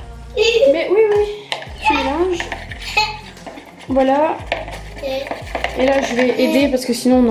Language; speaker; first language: French; native; French